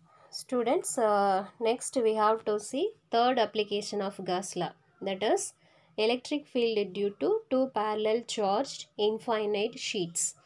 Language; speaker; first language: English; non-native, local second language; Tamil